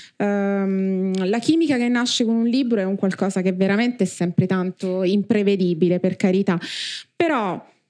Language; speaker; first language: Italian; native; Italian